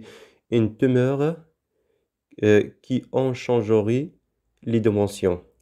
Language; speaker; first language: French; non-native, local second language; Arabic